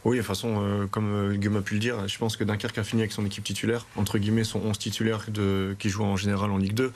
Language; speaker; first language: French; native; French